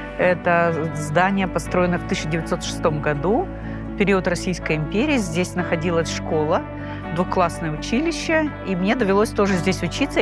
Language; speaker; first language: Russian; non-native, local second language; Gagauz